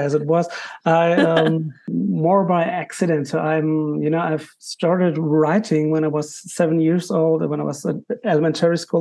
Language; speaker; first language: English; non-native, fluent; German